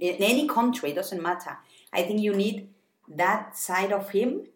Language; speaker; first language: English; non-native, fluent; Spanish